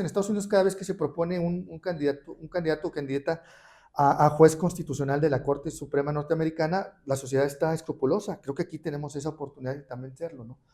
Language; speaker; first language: Spanish; native; Spanish